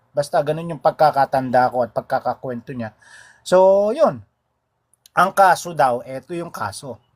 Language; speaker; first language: Filipino; native; Filipino